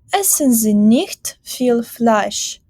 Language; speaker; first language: German; non-native, fluent; Ukrainian